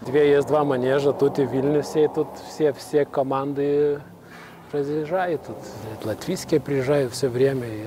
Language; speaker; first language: Russian; non-native, fluent; Lithuanian